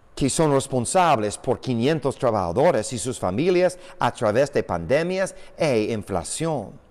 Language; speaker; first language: Spanish; non-native, fluent; English